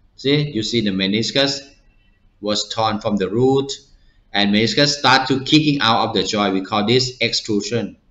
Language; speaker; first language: English; non-native, fluent; Thai